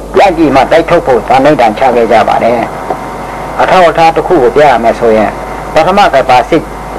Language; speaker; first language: Burmese; non-native, local second language; Mon